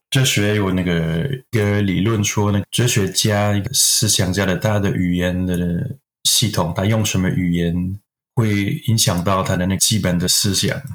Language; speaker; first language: Chinese; non-native, fluent; French